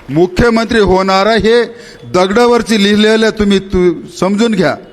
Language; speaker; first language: Marathi; non-native, local second language; Kannada